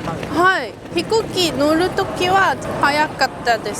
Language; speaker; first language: Japanese; non-native, learner; Korean